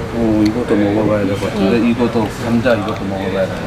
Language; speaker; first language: Korean; non-native, fluent; Urdu